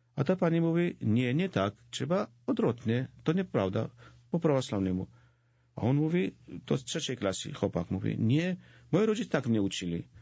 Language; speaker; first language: Polish; non-native, fluent; Georgian